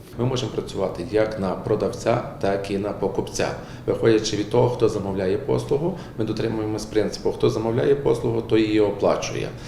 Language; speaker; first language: Ukrainian; native; Ukrainian